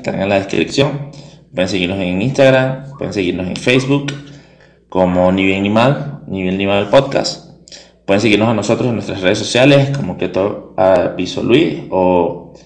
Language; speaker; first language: Spanish; native; Spanish